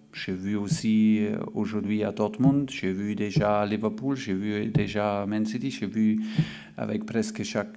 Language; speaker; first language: French; non-native, fluent; German